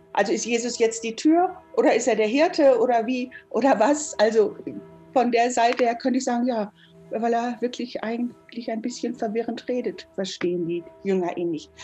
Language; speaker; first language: German; native; German